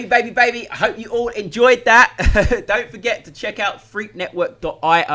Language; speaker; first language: English; native; English